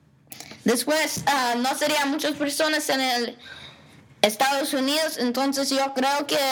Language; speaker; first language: Spanish; non-native, learner; English